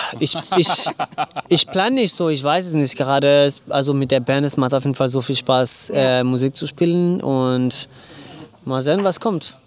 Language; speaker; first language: German; non-native, fluent; French